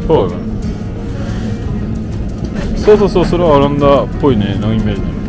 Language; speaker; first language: Japanese; non-native, learner; French